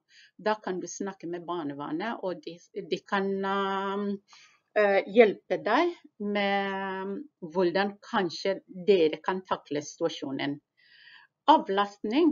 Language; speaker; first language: Norwegian; non-native, fluent; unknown